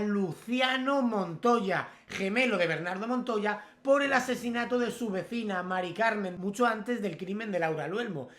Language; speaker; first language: Spanish; native; Spanish